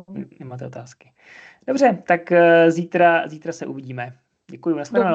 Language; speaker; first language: Czech; non-native, fluent; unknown